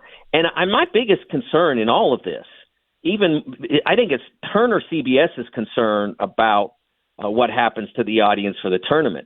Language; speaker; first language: English; native; English